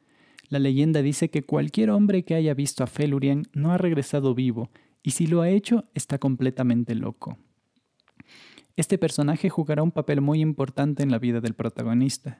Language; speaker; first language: Spanish; native; Spanish